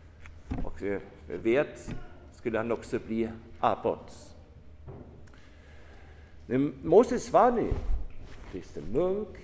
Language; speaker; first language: Swedish; non-native, fluent; German